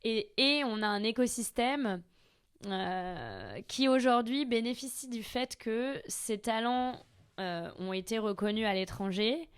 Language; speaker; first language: French; native; French